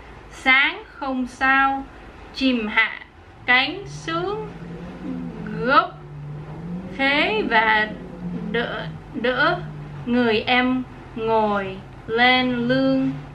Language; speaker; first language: Vietnamese; non-native, learner; English